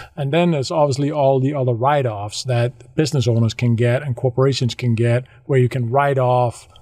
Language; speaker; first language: English; non-native, fluent; Danish